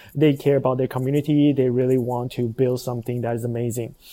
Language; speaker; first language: English; non-native, fluent; Chinese